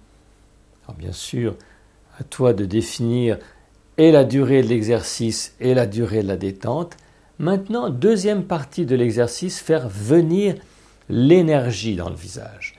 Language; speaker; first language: French; native; French